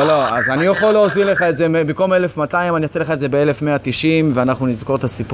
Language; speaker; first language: Hebrew; native; Hebrew